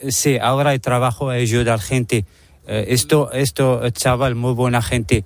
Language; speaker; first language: Spanish; non-native, learner; Arabic